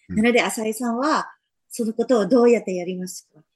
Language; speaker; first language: Japanese; non-native, fluent; English